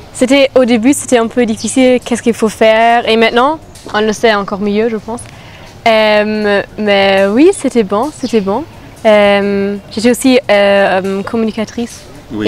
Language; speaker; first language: French; non-native, fluent; German